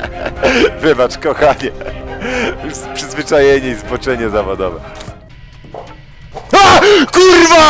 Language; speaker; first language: Polish; native; Polish